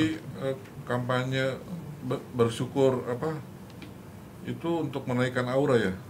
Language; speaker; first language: Indonesian; native; Indonesian